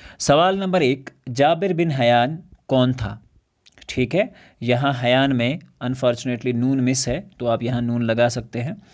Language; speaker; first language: Urdu; non-native, local second language; Kashmiri